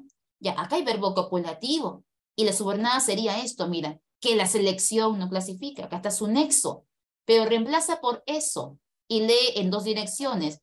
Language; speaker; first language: Spanish; native; Spanish